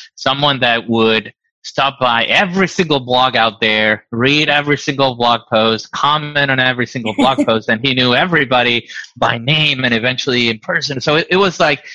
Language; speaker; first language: English; non-native, fluent; Spanish